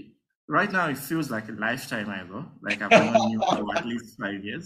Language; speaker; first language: English; non-native, local second language; Nyanja